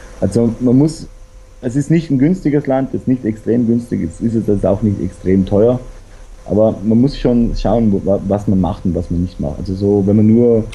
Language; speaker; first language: German; native; German